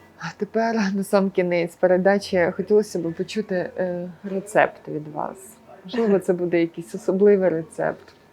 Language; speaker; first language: Ukrainian; native; Ukrainian